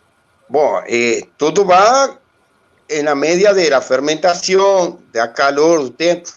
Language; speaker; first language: Portuguese; non-native, learner; Spanish